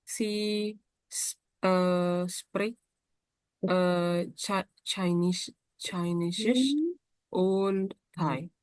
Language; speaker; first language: German; non-native, learner; Indonesian